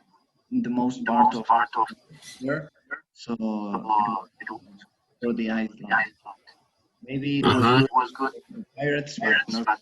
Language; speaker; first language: English; non-native, fluent; Spanish